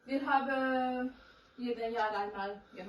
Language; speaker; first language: German; non-native, learner; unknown